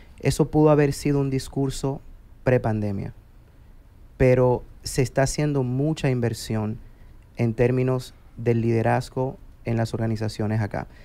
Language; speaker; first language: Spanish; native; Spanish